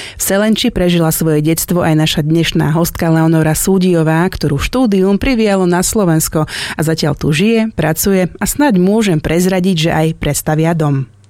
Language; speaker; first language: Slovak; native; Slovak